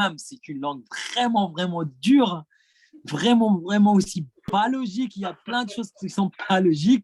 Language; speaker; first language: French; non-native, fluent; Arabic